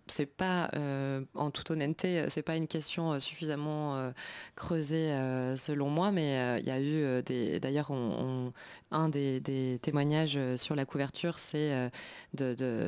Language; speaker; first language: French; native; French